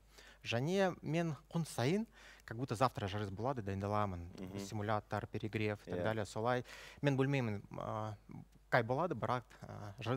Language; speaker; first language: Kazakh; non-native, local second language; Russian